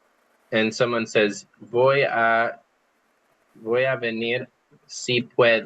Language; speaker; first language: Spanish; non-native, fluent; English